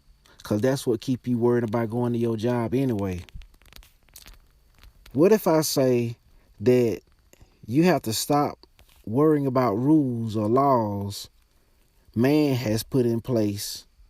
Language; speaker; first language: English; native; English